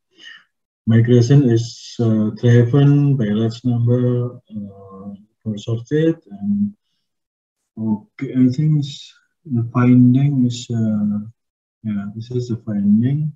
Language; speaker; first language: English; non-native, learner; Indonesian